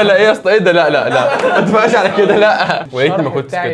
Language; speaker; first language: Arabic; native; Arabic